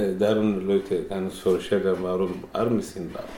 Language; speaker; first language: German; non-native, learner; Tigrinya